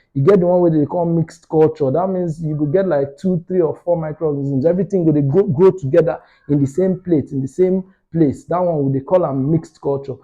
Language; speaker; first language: Nigerian Pidgin; non-native, local second language; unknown